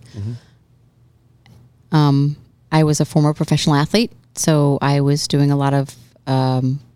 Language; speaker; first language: English; native; English